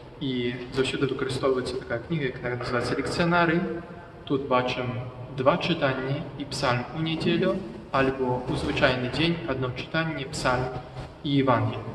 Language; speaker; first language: Belarusian; non-native, local second language; Russian